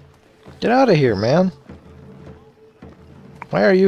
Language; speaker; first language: English; native; English